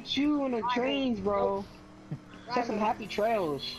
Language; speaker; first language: English; native; English